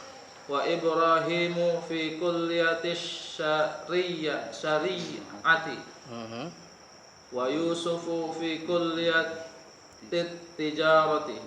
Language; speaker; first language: Arabic; non-native, learner; Indonesian